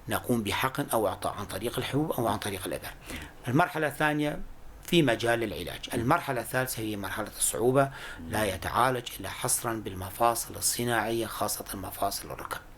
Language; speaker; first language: Arabic; non-native, local second language; Kurdish